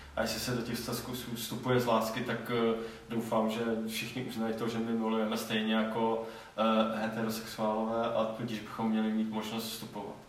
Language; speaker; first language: Czech; non-native, local second language; Polish